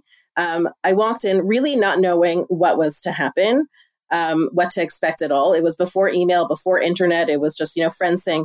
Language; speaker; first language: English; native; English